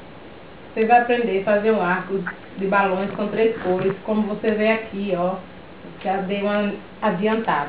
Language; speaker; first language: Portuguese; native; Portuguese